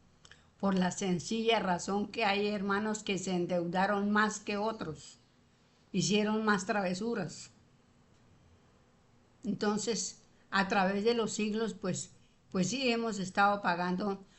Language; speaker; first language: Spanish; native; Spanish